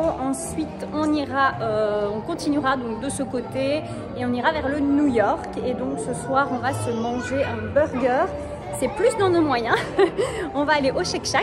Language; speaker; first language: French; native; French